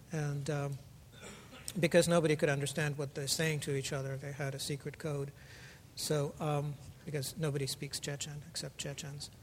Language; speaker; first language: English; early bilingual, other home language; Russian